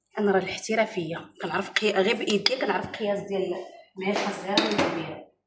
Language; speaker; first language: Arabic; native; Arabic